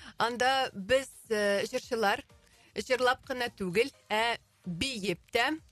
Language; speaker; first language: Tatar; non-native, local second language; Russian